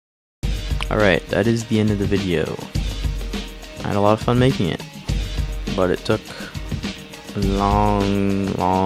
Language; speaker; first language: English; native; English